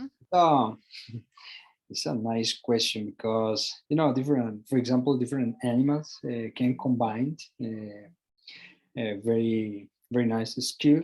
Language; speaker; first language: English; non-native, fluent; Spanish